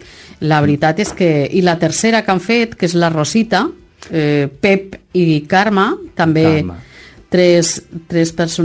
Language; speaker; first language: Catalan; native; Catalan